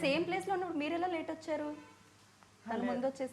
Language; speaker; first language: Telugu; native; Telugu